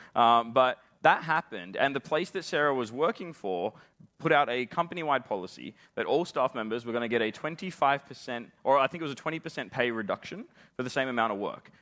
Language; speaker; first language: English; native; English